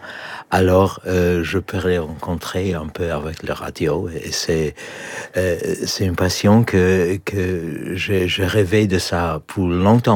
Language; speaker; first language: French; non-native, fluent; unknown